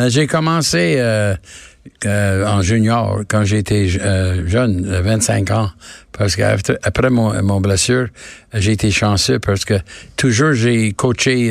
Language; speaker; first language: French; non-native, learner; English